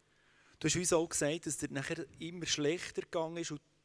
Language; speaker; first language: German; native; German